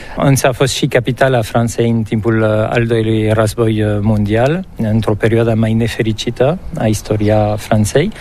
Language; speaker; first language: Romanian; non-native, fluent; French